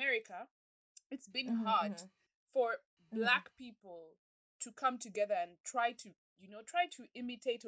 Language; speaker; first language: English; non-native, local second language; Ganda